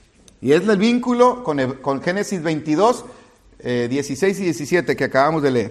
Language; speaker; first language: Spanish; native; Spanish